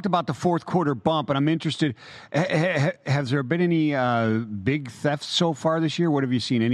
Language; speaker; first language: English; native; English